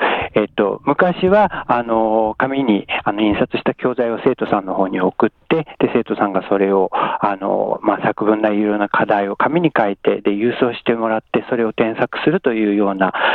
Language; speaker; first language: Japanese; native; Japanese